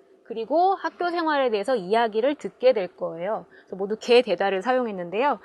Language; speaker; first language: Korean; native; Korean